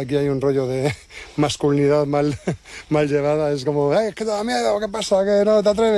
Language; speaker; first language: Spanish; native; Spanish